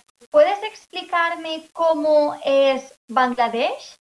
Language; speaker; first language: Spanish; native; Spanish